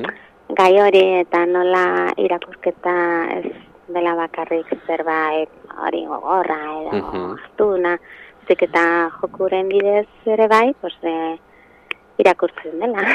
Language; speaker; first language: Basque; non-native, local second language; Spanish